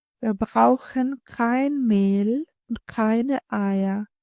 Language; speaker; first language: German; non-native, fluent; Ukrainian